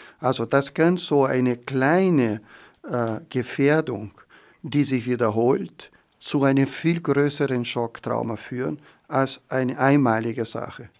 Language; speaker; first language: German; non-native, fluent; Portuguese